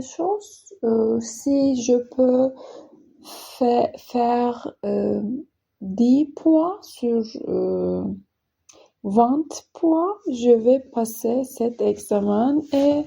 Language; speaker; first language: French; non-native, learner; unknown